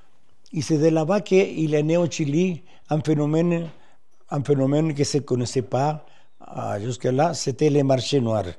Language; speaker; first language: French; non-native, fluent; Spanish